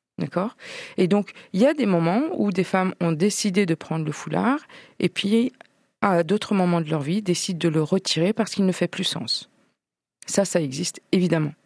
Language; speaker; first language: French; native; French